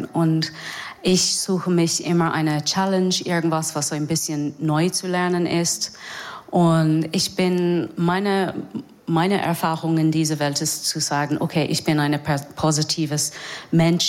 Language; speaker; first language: German; non-native, learner; English